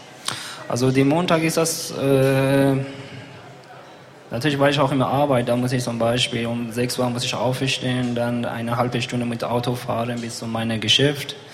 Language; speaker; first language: German; non-native, learner; Persian